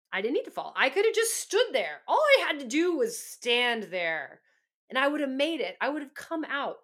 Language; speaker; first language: English; native; English